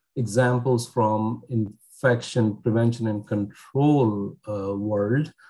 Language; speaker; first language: English; non-native, local second language; Urdu